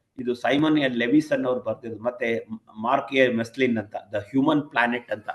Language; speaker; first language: Kannada; non-native, local second language; Tamil